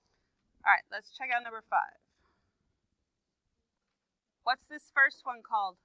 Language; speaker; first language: English; native; English